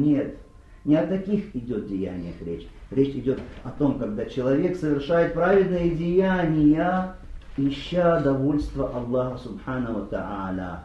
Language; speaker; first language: Russian; native; Russian